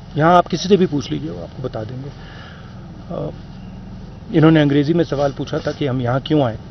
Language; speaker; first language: Hindi; native; Hindi